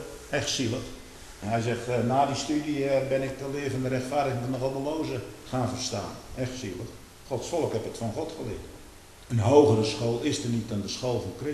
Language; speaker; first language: Dutch; native; Dutch